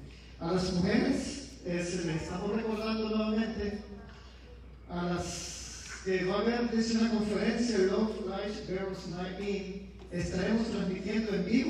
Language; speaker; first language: Spanish; native; Spanish